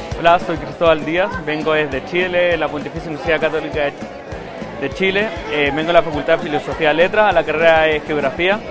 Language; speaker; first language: Spanish; native; Spanish